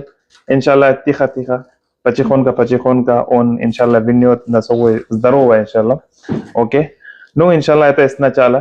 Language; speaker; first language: Russian; non-native, learner; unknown